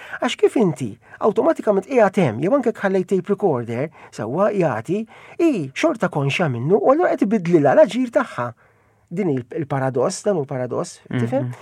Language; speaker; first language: Maltese; native; Maltese